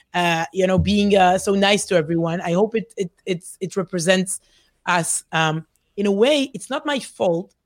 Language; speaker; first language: English; non-native, fluent; Hebrew